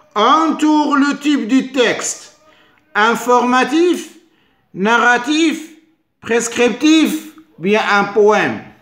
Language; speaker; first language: French; non-native, local second language; Arabic